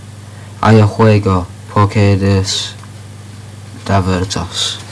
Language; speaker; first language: Spanish; non-native, learner; English